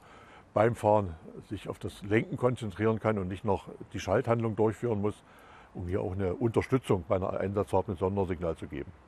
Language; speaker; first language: German; native; German